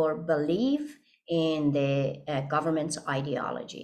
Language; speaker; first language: English; non-native, fluent; Persian